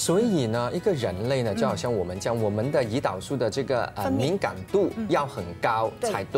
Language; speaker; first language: Chinese; native; Chinese